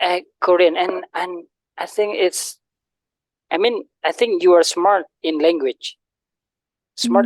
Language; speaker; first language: English; non-native, learner; Indonesian